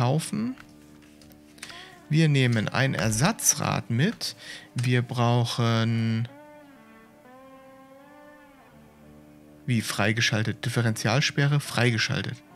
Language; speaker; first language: German; native; German